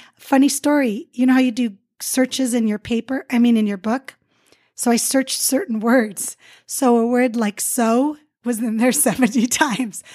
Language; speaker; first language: English; early bilingual, other home language; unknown